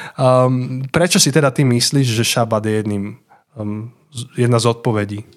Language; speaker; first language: Slovak; native; Slovak